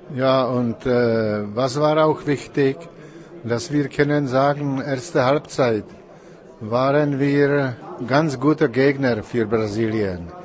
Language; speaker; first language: German; non-native, learner; Czech